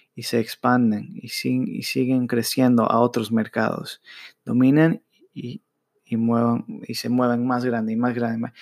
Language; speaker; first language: Spanish; early bilingual, heritage; Spanish